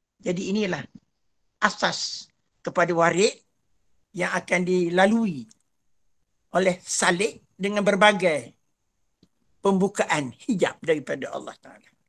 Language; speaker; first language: Malay; native; Malay